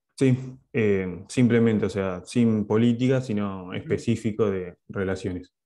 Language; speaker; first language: Spanish; non-native, fluent; French